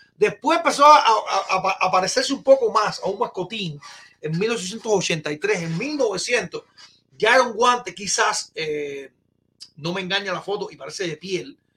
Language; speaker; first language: Spanish; native; Spanish